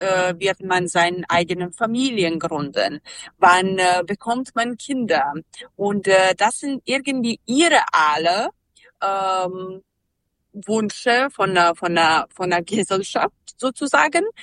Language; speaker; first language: German; non-native, fluent; Serbian